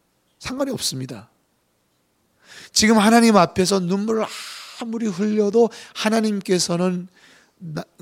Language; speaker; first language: Korean; native; Korean